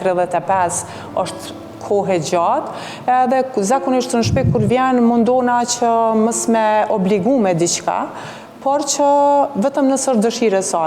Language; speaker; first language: Albanian; native; Albanian